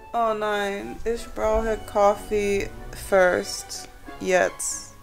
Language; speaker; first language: German; non-native, learner; English